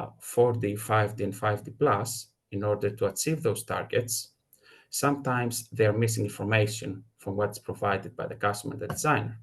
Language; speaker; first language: English; non-native, fluent; Greek